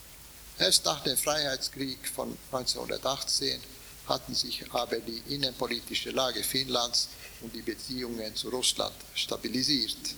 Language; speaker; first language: German; non-native, fluent; Swedish